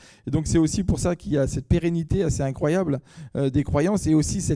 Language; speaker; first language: French; native; French